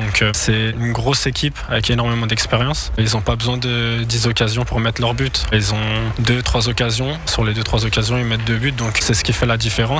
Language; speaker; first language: French; native; French